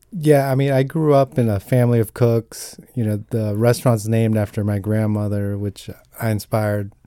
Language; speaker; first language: English; non-native, fluent; Italian